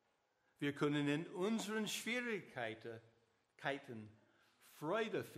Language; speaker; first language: German; non-native, learner; English